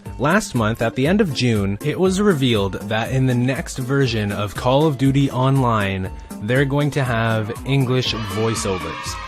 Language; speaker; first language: English; native; English